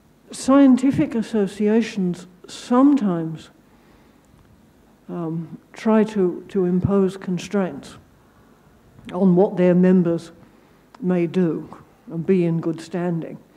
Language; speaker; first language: English; native; English